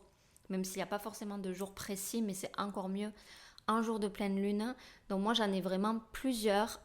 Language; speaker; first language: French; native; French